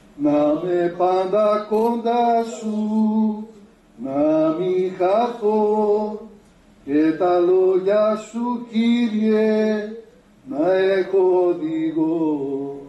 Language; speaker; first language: Greek; native; Greek